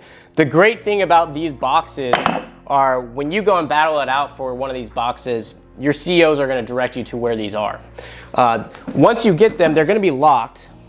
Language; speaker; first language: English; native; English